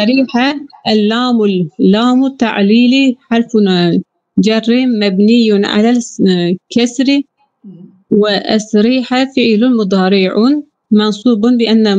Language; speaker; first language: Arabic; non-native, learner; Turkish